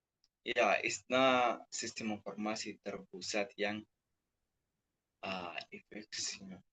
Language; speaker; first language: Indonesian; non-native, learner; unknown